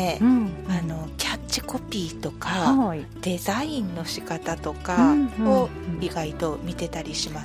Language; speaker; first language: Japanese; native; Japanese